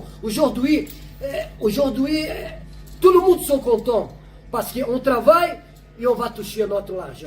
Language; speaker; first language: French; non-native, learner; Portuguese